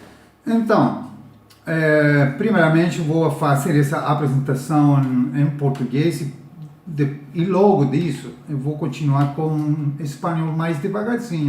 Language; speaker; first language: Portuguese; non-native, learner; Spanish